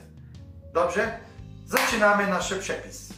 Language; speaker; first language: Polish; non-native, learner; Italian